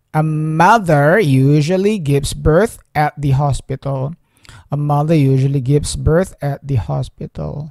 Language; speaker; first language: English; non-native, fluent; Indonesian